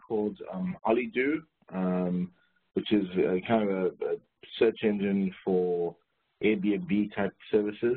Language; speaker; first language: English; native; English